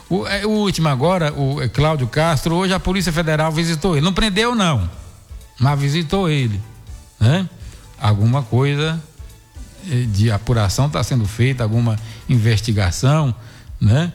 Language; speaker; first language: Portuguese; native; Portuguese